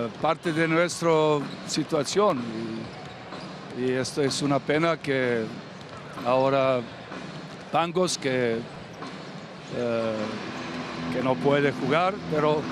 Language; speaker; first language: Spanish; non-native, learner; Serbian